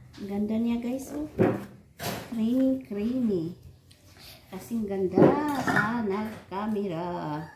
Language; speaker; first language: Filipino; non-native, local second language; Cebuano